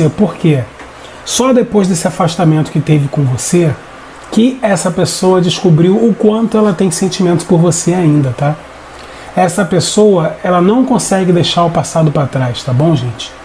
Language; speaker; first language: Portuguese; native; Portuguese